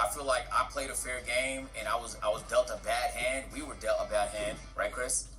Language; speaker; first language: English; native; English